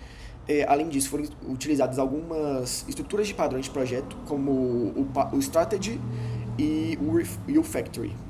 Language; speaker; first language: Portuguese; native; Portuguese